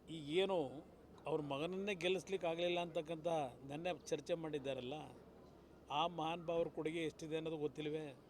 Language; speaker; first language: Kannada; native; Kannada